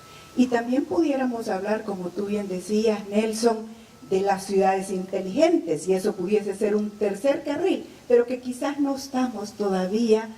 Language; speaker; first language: Spanish; native; Spanish